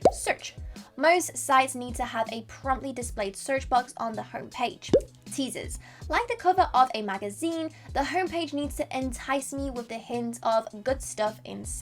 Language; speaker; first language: English; non-native, fluent; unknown